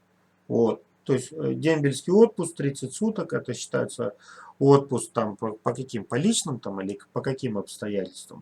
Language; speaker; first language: Russian; native; Russian